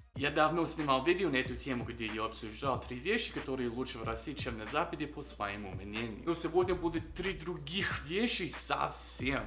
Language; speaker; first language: Russian; non-native, fluent; English